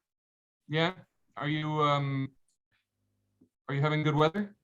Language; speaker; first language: English; native; English